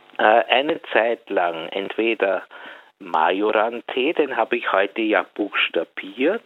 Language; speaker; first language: German; native; German